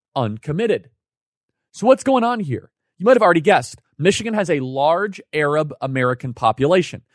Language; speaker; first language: English; native; English